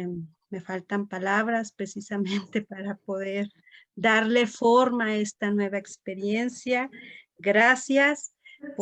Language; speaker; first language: Spanish; native; Spanish